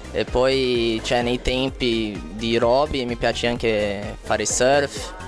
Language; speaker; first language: Italian; non-native, fluent; Portuguese